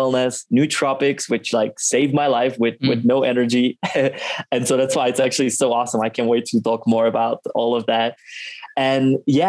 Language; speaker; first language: English; non-native, fluent; Czech